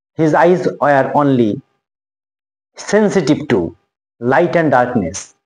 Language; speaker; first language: English; non-native, local second language; Bangla